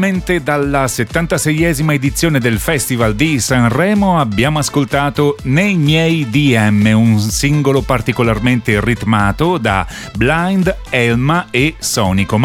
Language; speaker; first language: Italian; native; Italian